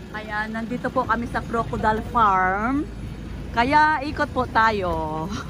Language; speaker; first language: Filipino; non-native, local second language; Hiligaynon